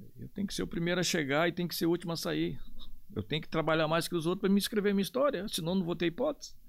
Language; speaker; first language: Portuguese; native; Portuguese